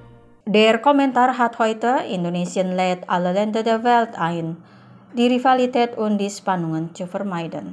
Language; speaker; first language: German; non-native, fluent; Indonesian